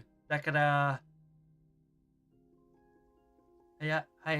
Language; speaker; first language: Japanese; non-native, learner; English